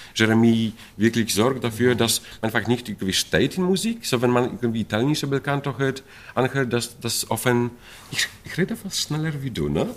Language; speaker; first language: German; non-native, fluent; Polish